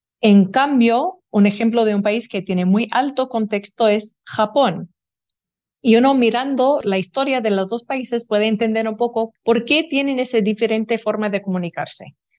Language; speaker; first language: Spanish; early bilingual, heritage; Spanish